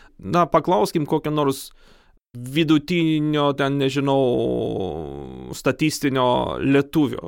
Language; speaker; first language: Lithuanian; non-native, local second language; Polish